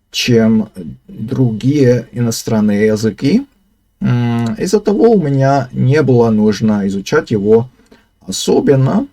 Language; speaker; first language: Russian; non-native, learner; Slovak